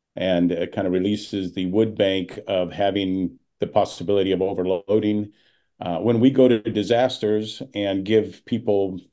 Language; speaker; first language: English; native; English